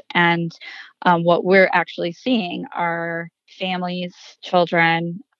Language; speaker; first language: English; native; English